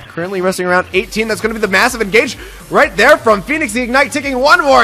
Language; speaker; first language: English; native; English